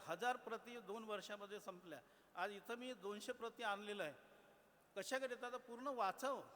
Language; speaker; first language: Marathi; non-native, local second language; Gondi